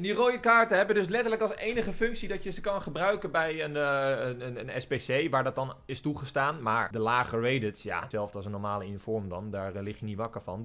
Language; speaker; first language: Dutch; native; Dutch